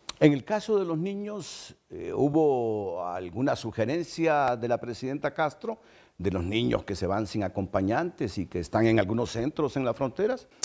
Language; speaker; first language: Spanish; native; Spanish